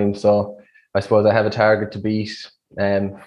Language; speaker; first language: English; native; English